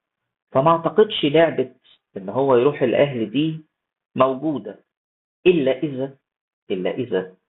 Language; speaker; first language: Arabic; native; Arabic